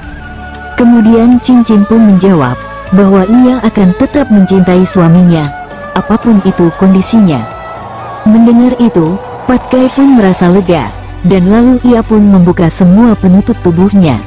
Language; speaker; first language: Indonesian; native; Indonesian